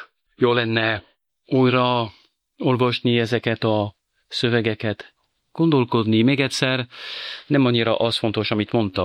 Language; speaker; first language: Hungarian; non-native, fluent; French